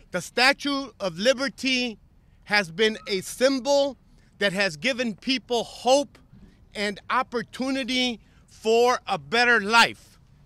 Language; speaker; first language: English; non-native, fluent; Spanish